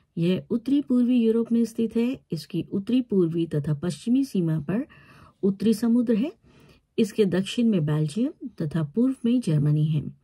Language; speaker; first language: Hindi; native; Hindi